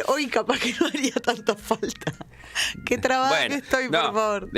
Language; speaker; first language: Spanish; native; Spanish